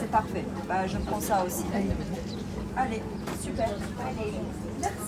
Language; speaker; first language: French; native; French